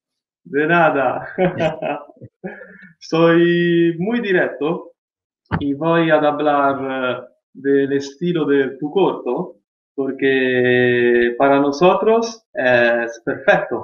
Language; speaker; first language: Spanish; non-native, fluent; Italian